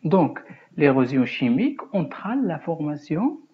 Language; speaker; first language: French; non-native, local second language; Arabic